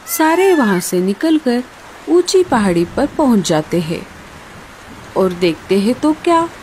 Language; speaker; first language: Hindi; native; Hindi